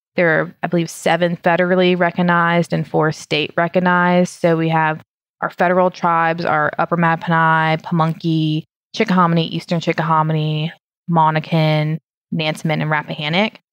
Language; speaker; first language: English; native; English